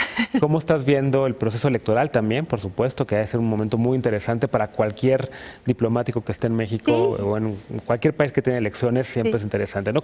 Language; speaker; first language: Spanish; native; Spanish